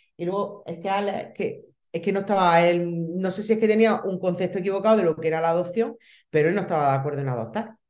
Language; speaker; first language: Spanish; native; Spanish